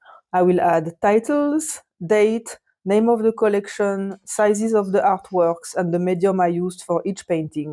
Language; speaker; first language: English; non-native, fluent; French